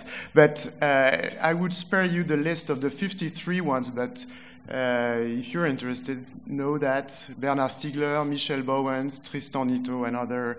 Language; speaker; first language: English; non-native, fluent; French